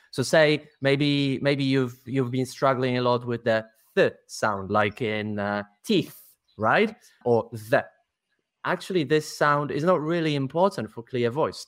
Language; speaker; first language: English; non-native, fluent; Polish